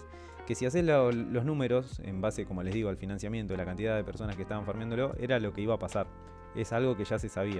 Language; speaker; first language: Spanish; native; Spanish